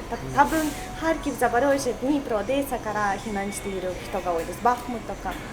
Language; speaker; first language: Japanese; non-native, fluent; Russian